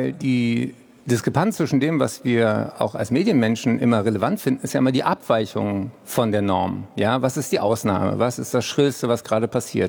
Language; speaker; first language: German; native; German